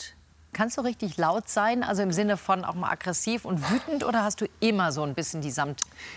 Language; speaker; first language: German; native; German